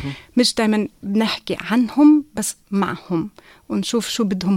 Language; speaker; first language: Arabic; non-native, fluent; German